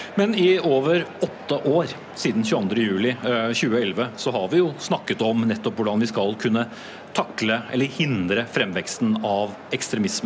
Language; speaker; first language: Norwegian; native; Norwegian